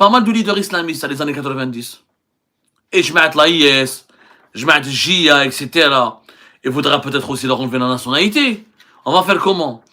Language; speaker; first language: French; non-native, local second language; Arabic